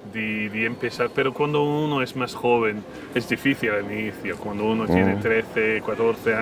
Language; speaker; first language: Spanish; non-native, fluent; French